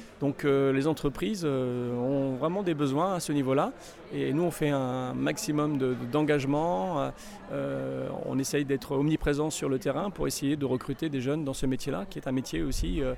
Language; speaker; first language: French; native; French